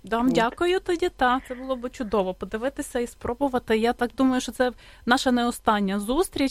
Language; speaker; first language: Ukrainian; native; Ukrainian